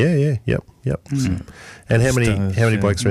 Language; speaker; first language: English; native; English